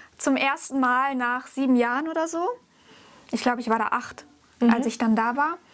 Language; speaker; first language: German; early bilingual, other home language; Russian